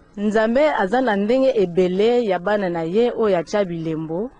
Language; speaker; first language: Lingala; non-native, local second language; Kituba (Democratic Republic of Congo)